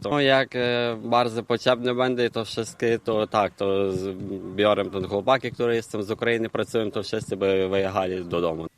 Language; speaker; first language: Polish; non-native, learner; Ukrainian